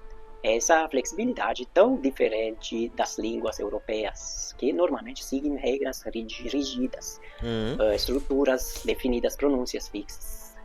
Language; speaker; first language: Portuguese; non-native, fluent; Hungarian